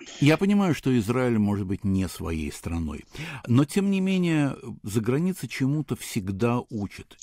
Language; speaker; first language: Russian; native; Russian